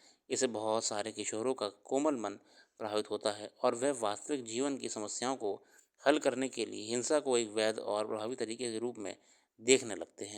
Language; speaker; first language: Hindi; native; Hindi